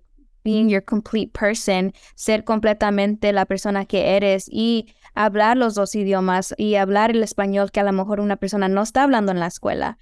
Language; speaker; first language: Spanish; early bilingual, heritage; Spanish